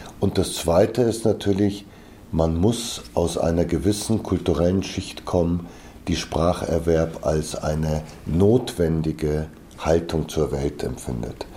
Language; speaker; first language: German; early bilingual, other home language; Bulgarian